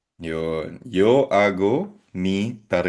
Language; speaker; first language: Spanish; non-native, fluent; Filipino